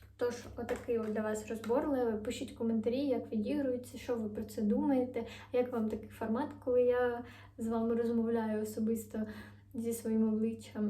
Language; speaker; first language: Ukrainian; non-native, local second language; Russian